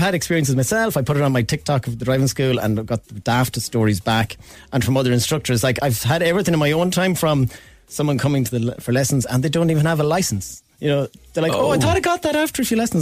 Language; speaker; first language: English; native; English